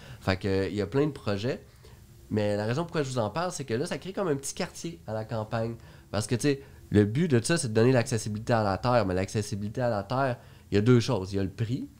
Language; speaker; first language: French; native; French